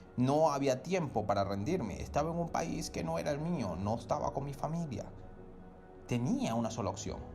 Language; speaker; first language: Spanish; native; Spanish